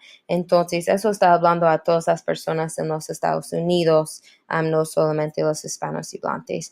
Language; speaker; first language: Spanish; non-native, learner; English